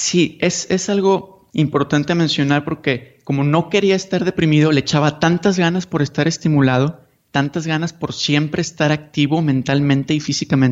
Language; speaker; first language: Spanish; native; Spanish